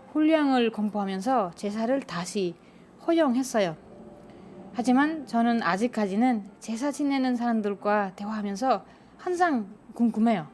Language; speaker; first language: Korean; non-native, fluent; Spanish